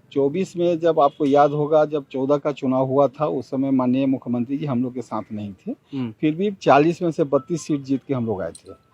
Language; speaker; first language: Hindi; native; Hindi